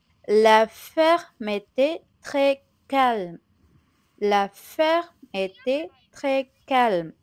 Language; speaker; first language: French; non-native, fluent; Tamil